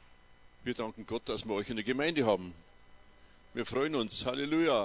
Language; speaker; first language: German; native; German